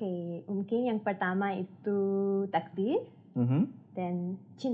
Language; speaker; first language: Indonesian; non-native, learner; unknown